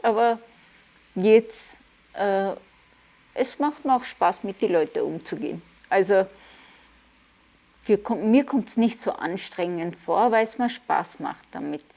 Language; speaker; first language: German; early bilingual, other home language; Turkish